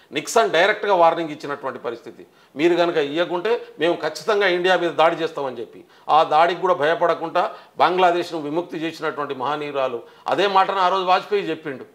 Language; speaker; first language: Telugu; non-native, local second language; Lambadi